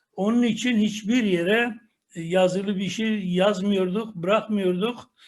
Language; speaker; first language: Turkish; non-native, local second language; Kurdish